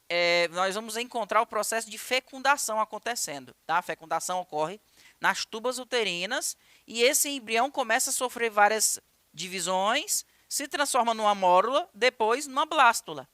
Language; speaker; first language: Portuguese; native; Portuguese